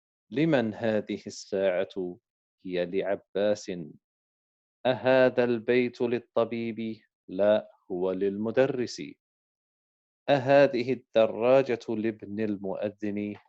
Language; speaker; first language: Arabic; non-native, fluent; English